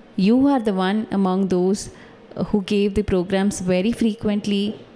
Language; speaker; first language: English; non-native, local second language; Kannada